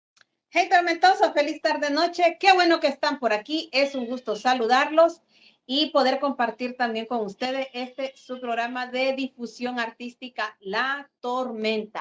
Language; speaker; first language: Spanish; native; Spanish